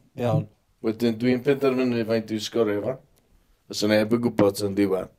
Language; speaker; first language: Welsh; native; Welsh